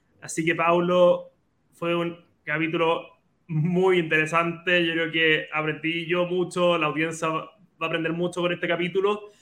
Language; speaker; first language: Spanish; native; Spanish